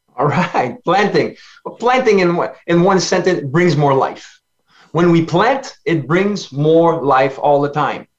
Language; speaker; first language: English; non-native, fluent; French